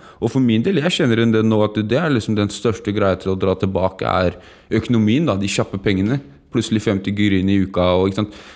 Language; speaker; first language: Norwegian; early bilingual, other home language; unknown